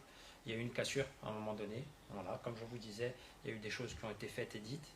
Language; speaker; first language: French; native; French